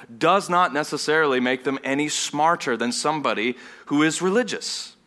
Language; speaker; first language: English; non-native, fluent; German